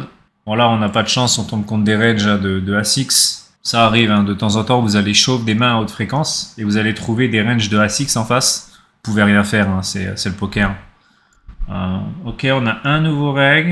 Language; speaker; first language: French; native; French